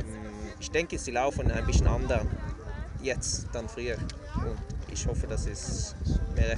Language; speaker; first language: German; non-native, learner; Norwegian